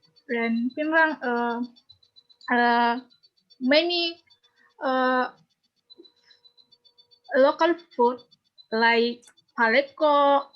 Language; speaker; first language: English; non-native, learner; Indonesian